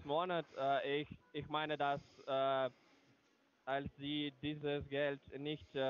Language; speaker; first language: German; non-native, learner; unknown